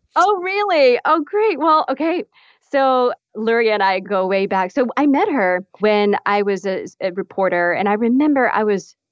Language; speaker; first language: English; non-native, fluent; Dutch